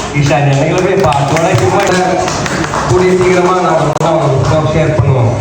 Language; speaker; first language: Tamil; early bilingual, heritage; Tamil